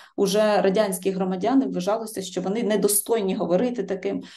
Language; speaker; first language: Ukrainian; native; Ukrainian